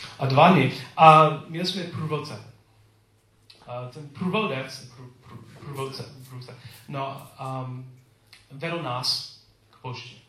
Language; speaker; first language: Czech; non-native, learner; English